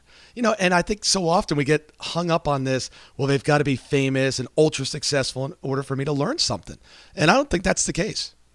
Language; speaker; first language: English; native; English